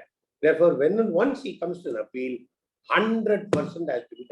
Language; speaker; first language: English; non-native, local second language; Tamil